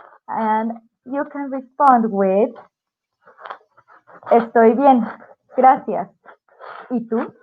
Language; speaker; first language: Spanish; non-native, fluent; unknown